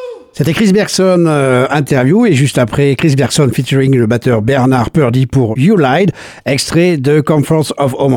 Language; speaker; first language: French; native; French